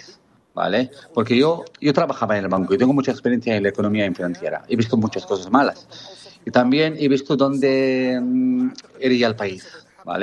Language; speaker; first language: Spanish; non-native, fluent; Arabic